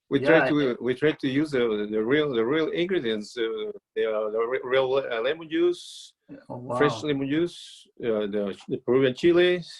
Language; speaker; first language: English; non-native, learner; Spanish